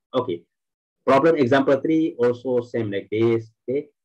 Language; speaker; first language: English; non-native, local second language; Malay